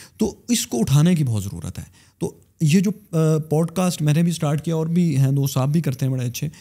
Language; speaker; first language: Urdu; native; Urdu